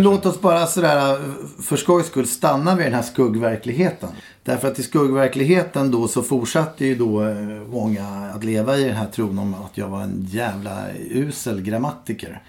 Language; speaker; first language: Swedish; native; Swedish